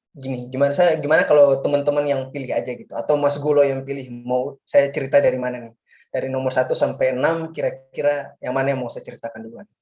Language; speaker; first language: Indonesian; native; Indonesian